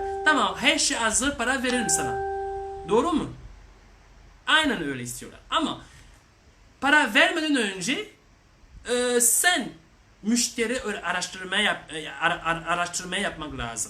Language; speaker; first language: Turkish; non-native, learner; French